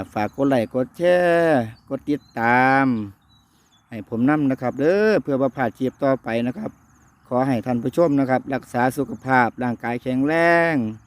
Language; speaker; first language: Thai; non-native, local second language; Northeastern Thai